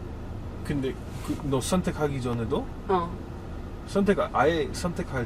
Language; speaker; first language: Korean; non-native, fluent; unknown